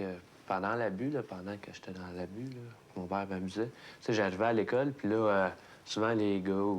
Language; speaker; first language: French; native; French